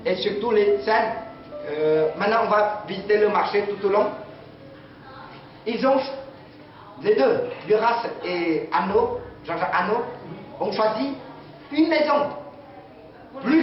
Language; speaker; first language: French; non-native, learner; Vietnamese